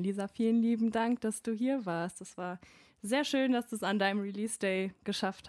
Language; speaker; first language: German; native; German